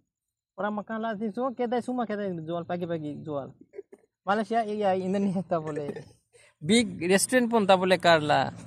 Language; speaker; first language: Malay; non-native, learner; Bangla